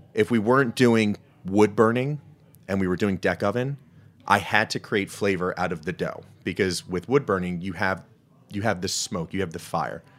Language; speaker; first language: English; native; English